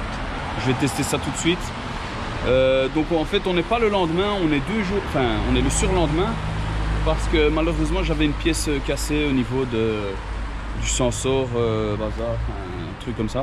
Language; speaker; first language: French; native; French